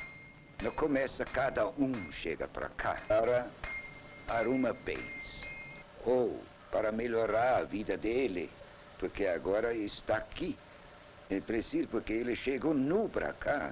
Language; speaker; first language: Portuguese; non-native, learner; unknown